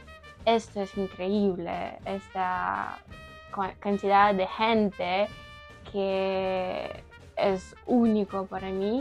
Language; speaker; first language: Spanish; non-native, learner; Ukrainian